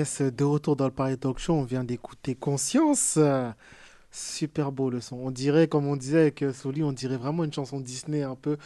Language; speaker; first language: French; native; French